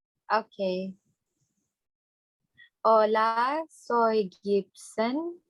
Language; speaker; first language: Spanish; non-native, learner; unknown